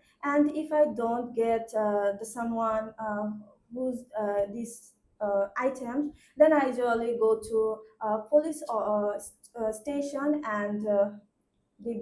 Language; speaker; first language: English; non-native, learner; Bangla